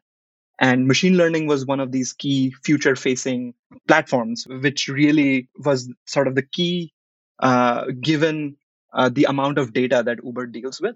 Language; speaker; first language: English; non-native, local second language; Hindi